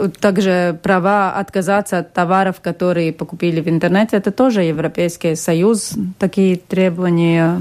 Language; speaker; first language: Russian; non-native, local second language; Latvian